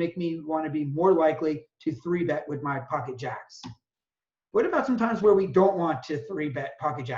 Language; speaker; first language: English; native; English